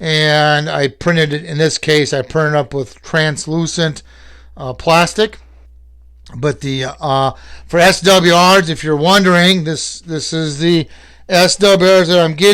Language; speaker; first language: English; native; English